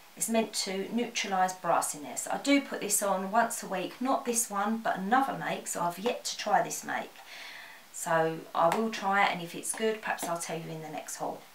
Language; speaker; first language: English; native; English